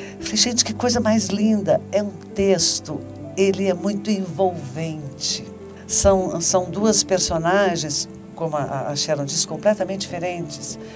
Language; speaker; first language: Portuguese; native; Portuguese